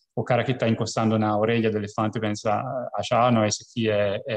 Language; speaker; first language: Portuguese; non-native, fluent; Italian